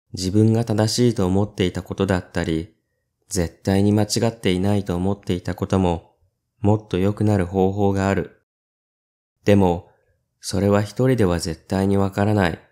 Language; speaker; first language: Japanese; native; Japanese